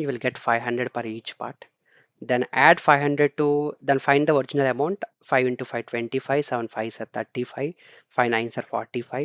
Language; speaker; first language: English; non-native, local second language; Telugu